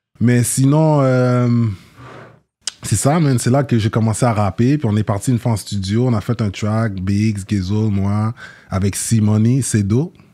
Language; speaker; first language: French; early bilingual, other home language; Haitian Creole